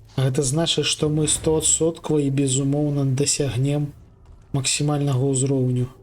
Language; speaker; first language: Belarusian; native; Belarusian